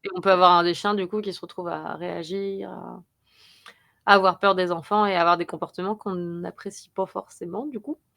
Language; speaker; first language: French; native; French